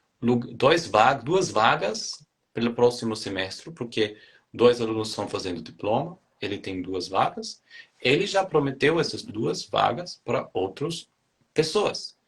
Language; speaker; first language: Portuguese; non-native, fluent; German